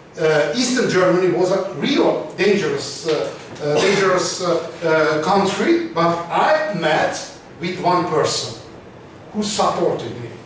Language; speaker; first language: English; non-native, learner; Hungarian